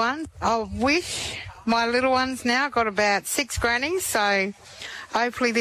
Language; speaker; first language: English; native; English